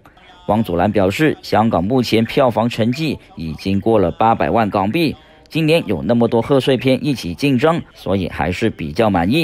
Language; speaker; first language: Chinese; non-native, local second language; Cantonese